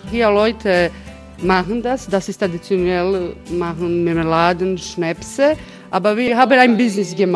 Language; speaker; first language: German; non-native, local second language; Croatian